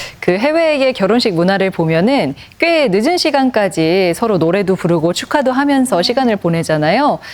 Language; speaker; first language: Korean; native; Korean